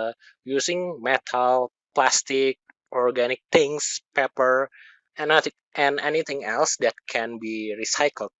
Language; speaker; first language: English; non-native, learner; Indonesian